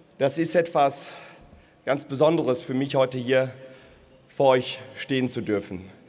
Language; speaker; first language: German; early bilingual, other home language; Polish